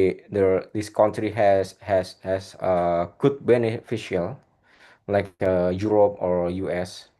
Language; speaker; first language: English; non-native, learner; Indonesian